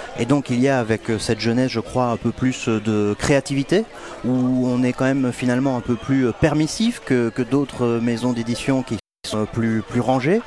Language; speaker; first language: French; native; French